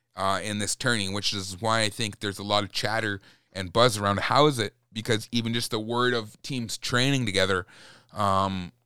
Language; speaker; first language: English; native; English